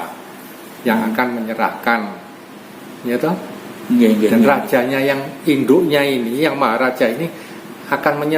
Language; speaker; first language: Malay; non-native, local second language; Javanese